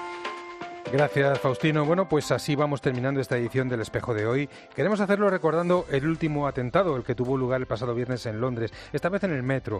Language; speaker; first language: Spanish; native; Spanish